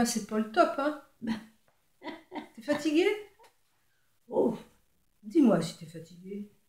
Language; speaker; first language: French; native; French